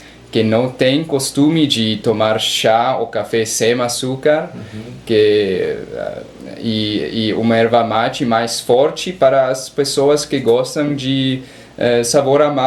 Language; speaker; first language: Portuguese; non-native, learner; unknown